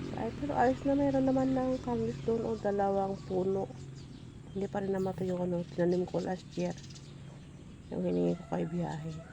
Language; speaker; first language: Filipino; non-native, local second language; Iloko